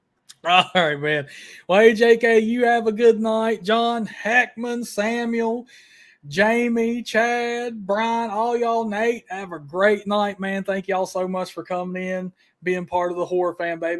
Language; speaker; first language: English; native; English